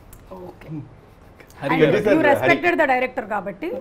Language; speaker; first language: Telugu; native; Telugu